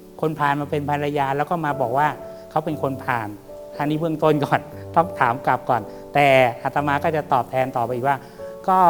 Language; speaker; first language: Thai; native; Thai